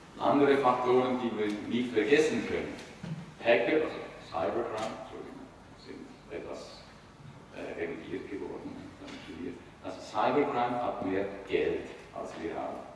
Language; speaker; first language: German; non-native, fluent; Italian